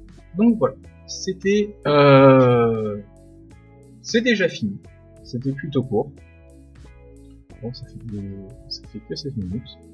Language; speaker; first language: French; native; French